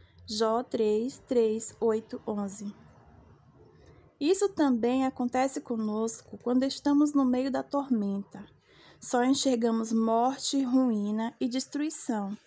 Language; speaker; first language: Portuguese; native; Portuguese